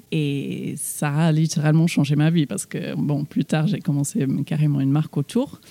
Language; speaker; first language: French; non-native, fluent; English